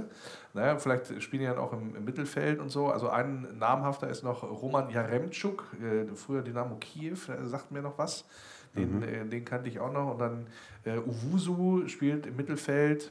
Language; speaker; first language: German; native; German